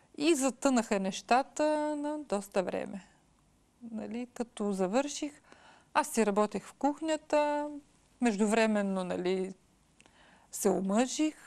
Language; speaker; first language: Bulgarian; early bilingual, heritage; Bulgarian